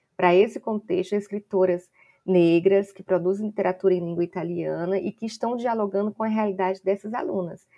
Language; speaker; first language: Portuguese; native; Portuguese